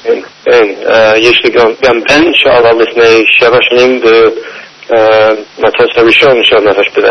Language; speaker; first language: Hebrew; non-native, fluent; English